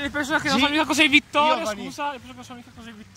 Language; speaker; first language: Italian; native; Italian